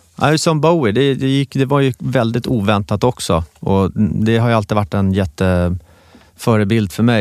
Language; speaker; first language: Swedish; native; Swedish